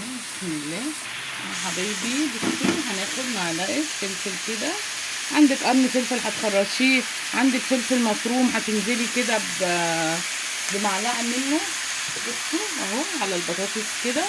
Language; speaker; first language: Arabic; native; Arabic